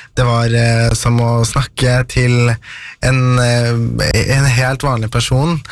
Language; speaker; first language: Norwegian; early bilingual, other home language; Persian